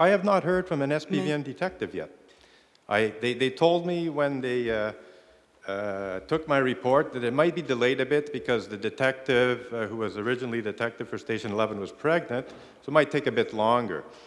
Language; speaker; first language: English; native; English